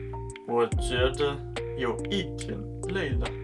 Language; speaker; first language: Chinese; non-native, learner; German